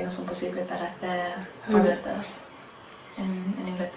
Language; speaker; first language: Spanish; non-native, learner; English